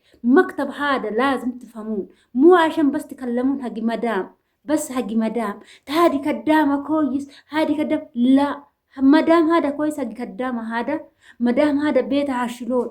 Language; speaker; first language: Arabic; non-native, learner; Oromo